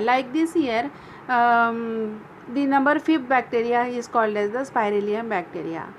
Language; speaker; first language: English; non-native, local second language; Marathi